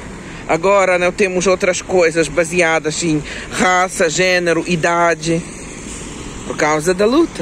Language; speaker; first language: Portuguese; non-native, learner; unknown